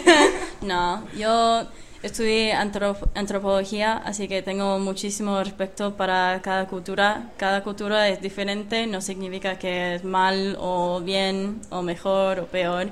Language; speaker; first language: Spanish; non-native, fluent; English